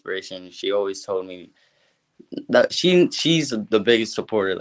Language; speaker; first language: English; native; English